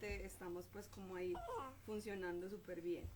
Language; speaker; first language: Spanish; native; Spanish